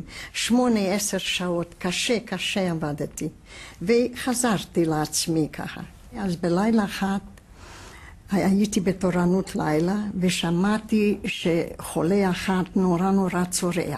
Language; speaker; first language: Hebrew; non-native, fluent; Hungarian